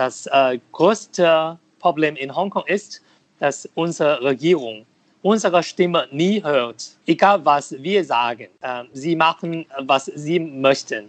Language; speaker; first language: German; non-native, fluent; Cantonese